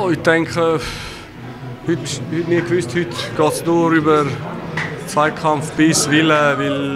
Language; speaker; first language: German; non-native, fluent; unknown